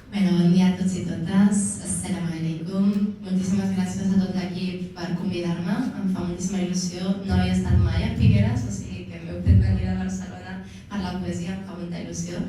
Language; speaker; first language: Catalan; early bilingual, other home language; Arabic